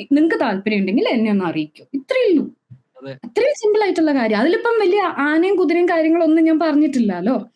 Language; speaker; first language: Malayalam; native; Malayalam